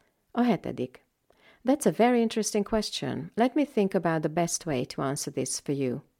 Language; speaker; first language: English; non-native, fluent; Hungarian